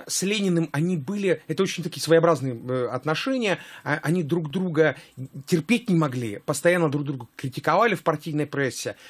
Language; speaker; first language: Russian; native; Russian